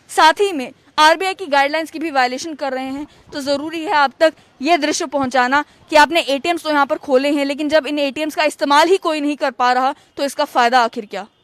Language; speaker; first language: Hindi; native; Hindi